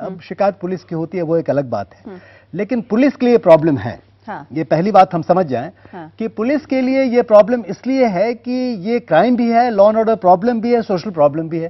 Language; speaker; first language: Hindi; native; Hindi